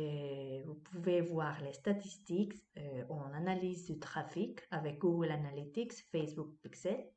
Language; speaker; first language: French; non-native, fluent; Spanish